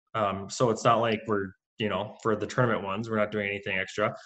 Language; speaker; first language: English; native; English